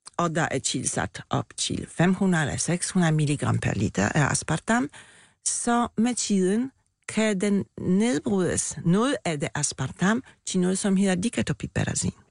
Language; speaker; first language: Danish; non-native, fluent; Polish